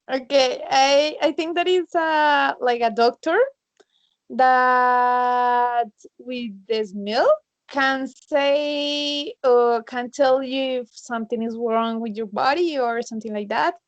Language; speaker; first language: English; non-native, learner; Spanish